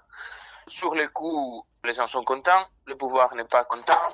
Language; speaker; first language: French; non-native, fluent; Greek